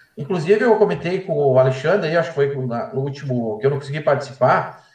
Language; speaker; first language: Portuguese; native; Portuguese